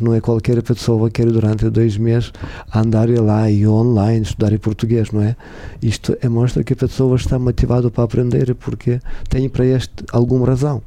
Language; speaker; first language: Portuguese; non-native, learner; Ukrainian